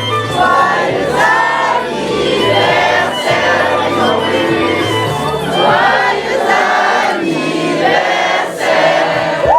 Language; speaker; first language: French; native; French